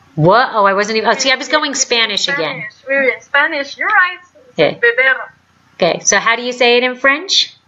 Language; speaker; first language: English; native; English